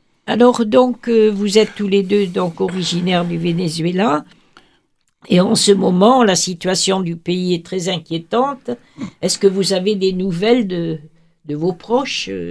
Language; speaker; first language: French; native; French